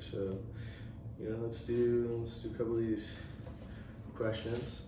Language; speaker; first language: English; native; English